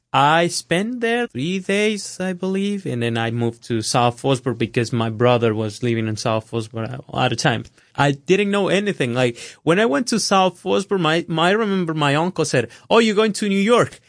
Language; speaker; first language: English; non-native, fluent; Spanish